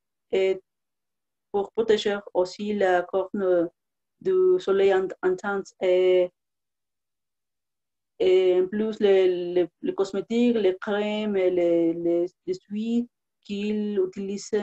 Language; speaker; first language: French; non-native, learner; Spanish